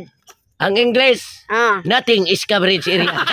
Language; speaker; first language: English; non-native, local second language; Cebuano